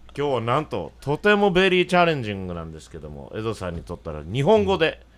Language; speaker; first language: Japanese; native; Japanese